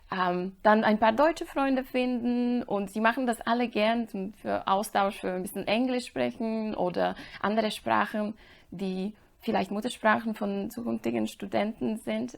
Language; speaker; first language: German; non-native, fluent; Slovak